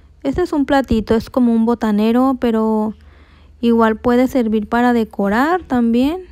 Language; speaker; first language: Spanish; native; Spanish